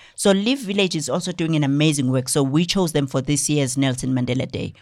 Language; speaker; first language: English; non-native, local second language; Zulu